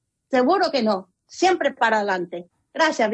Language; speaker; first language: Spanish; early bilingual, heritage; Spanish